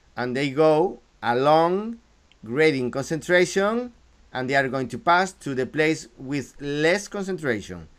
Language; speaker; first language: English; non-native, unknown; Galician